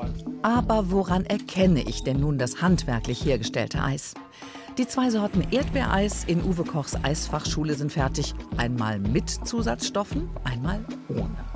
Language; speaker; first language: German; native; German